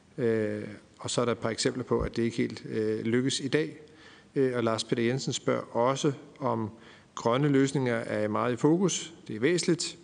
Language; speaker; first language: Danish; native; Danish